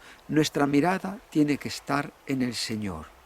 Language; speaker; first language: Spanish; native; Spanish